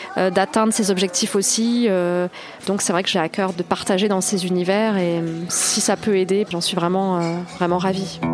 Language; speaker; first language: French; native; French